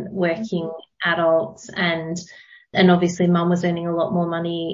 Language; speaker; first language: English; native; English